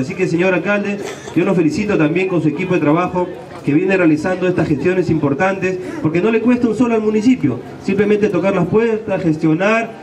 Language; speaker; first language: Spanish; native; Spanish